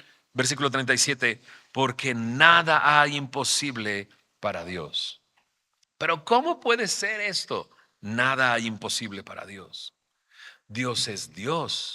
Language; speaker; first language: Spanish; native; Spanish